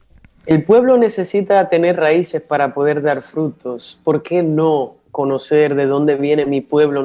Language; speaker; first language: Spanish; native; Spanish